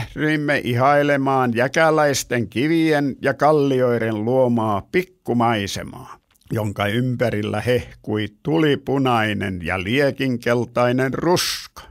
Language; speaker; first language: Finnish; native; Finnish